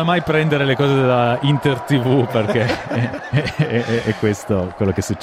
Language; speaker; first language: Italian; native; Italian